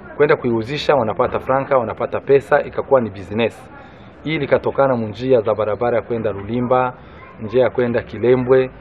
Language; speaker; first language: Swahili; non-native, local second language; Kinyarwanda